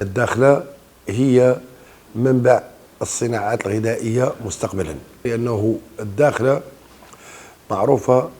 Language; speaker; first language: Arabic; native; Arabic